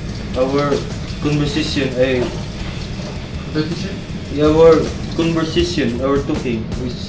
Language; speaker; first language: English; non-native, local second language; Filipino